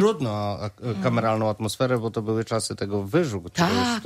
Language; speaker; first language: Polish; native; Polish